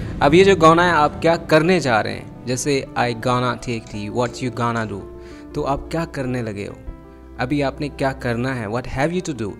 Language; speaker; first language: Urdu; native; Urdu